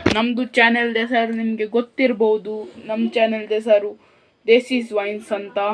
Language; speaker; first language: Kannada; non-native, local second language; Konkani